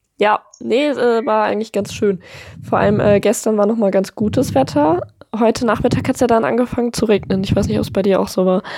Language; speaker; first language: German; native; German